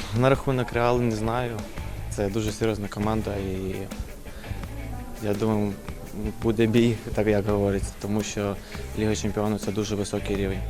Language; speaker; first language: Ukrainian; non-native, local second language; Russian